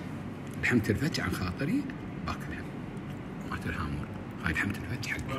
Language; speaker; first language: Arabic; native; Arabic